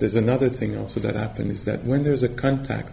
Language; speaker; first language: English; non-native, fluent; French